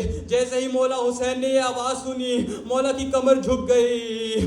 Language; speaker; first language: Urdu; early bilingual, heritage; Urdu